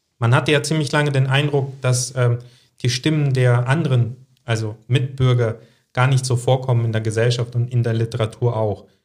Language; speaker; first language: German; early bilingual, other home language; Russian